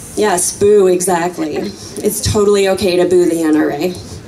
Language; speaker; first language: English; native; English